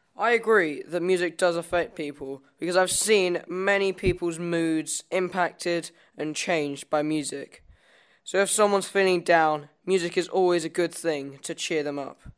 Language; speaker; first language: English; non-native, fluent; Chinese